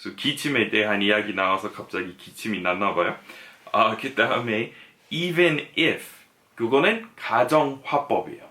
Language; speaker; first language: Korean; non-native, fluent; English